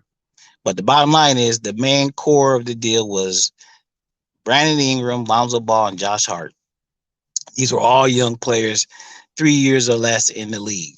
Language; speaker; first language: English; native; English